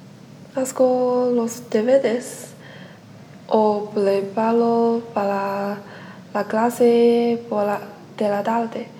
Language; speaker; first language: Spanish; non-native, learner; Chinese